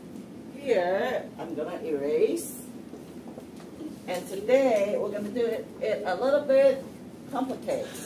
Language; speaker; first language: English; non-native, fluent; Chinese